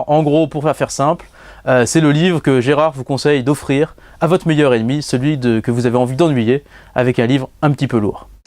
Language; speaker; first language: French; native; French